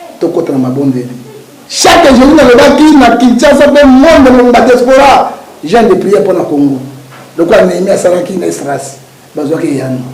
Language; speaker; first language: Lingala; native; Lingala